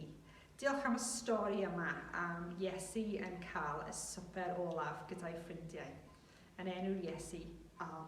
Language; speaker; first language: Welsh; non-native, local second language; English